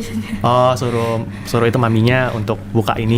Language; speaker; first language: Indonesian; native; Indonesian